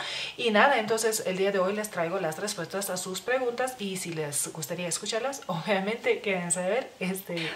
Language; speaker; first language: Spanish; non-native, fluent; Lithuanian